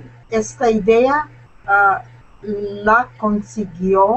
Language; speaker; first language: Spanish; non-native, learner; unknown